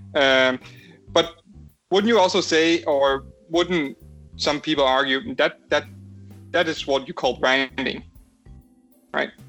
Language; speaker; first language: English; non-native, fluent; Danish